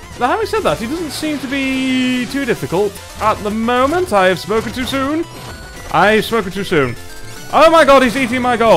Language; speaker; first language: English; native; English